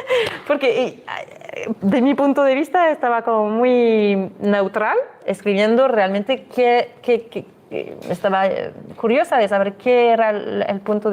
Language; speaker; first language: Spanish; non-native, fluent; French